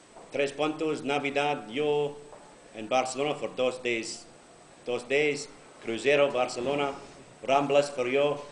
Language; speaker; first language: Spanish; non-native, learner; English